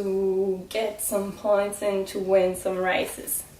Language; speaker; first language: English; non-native, fluent; French